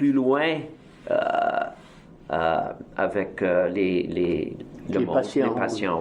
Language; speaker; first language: French; native; French